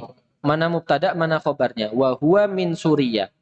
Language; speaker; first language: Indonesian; native; Indonesian